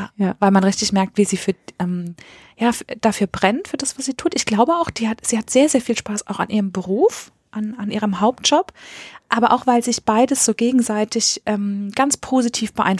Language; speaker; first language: German; native; German